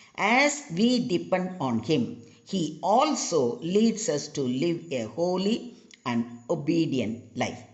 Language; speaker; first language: English; non-native, local second language; Tamil